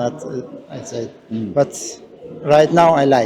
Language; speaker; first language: English; non-native, learner; Persian